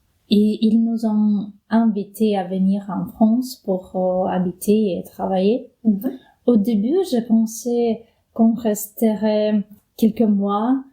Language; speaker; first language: French; non-native, fluent; Ukrainian